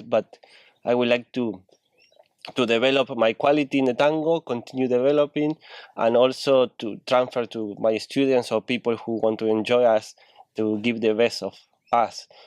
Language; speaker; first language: English; non-native, learner; Spanish